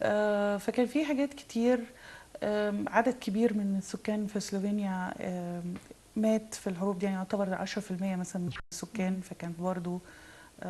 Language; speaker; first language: Arabic; native; Arabic